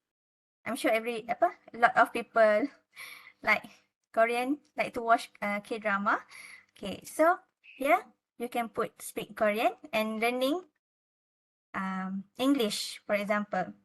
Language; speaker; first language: English; non-native, local second language; Malay